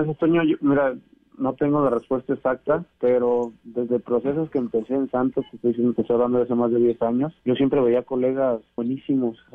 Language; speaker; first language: Spanish; native; Spanish